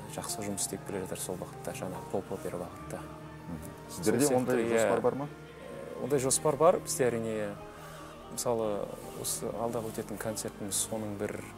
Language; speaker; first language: Kazakh; native; Kazakh